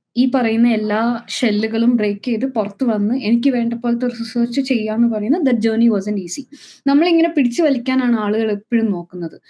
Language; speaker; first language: Malayalam; native; Malayalam